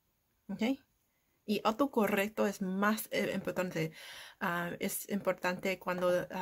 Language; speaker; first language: Spanish; non-native, learner; English